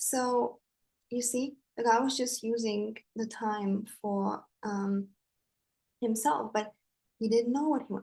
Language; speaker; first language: English; non-native, fluent; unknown